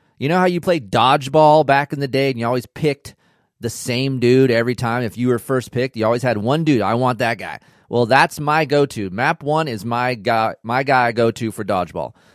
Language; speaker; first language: English; native; English